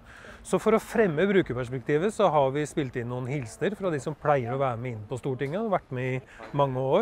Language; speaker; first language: Norwegian; native; Norwegian